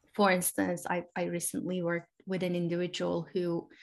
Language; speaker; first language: English; non-native, fluent; Turkish